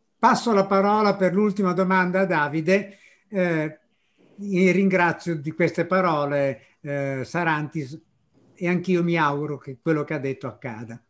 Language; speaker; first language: Italian; native; Italian